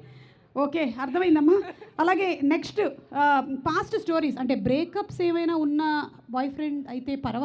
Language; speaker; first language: Telugu; native; Telugu